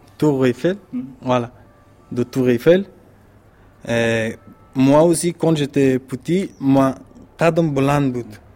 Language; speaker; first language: French; non-native, learner; Persian